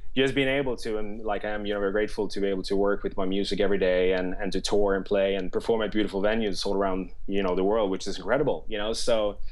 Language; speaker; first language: English; non-native, fluent; Swedish